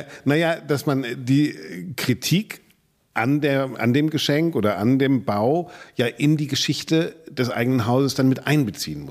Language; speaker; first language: German; native; German